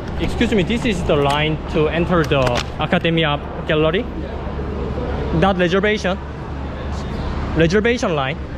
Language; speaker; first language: English; non-native, learner; Korean